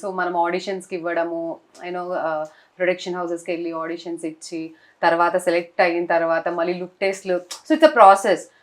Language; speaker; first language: Telugu; non-native, local second language; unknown